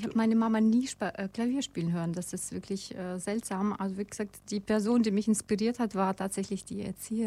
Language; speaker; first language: German; non-native, fluent; Russian